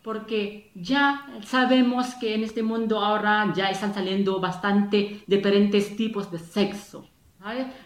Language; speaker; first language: Spanish; non-native, fluent; Filipino